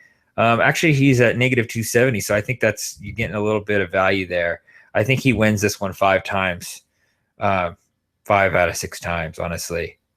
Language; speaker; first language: English; native; English